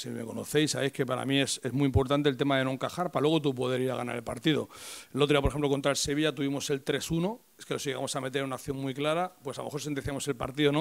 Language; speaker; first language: Spanish; native; Spanish